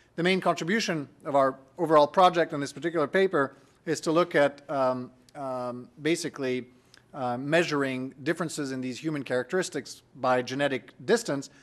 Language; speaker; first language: English; non-native, fluent; French